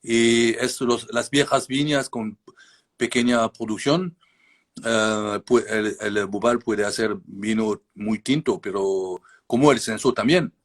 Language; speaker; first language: Spanish; non-native, learner; French